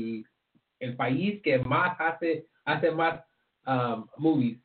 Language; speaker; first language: Spanish; early bilingual, heritage; Spanish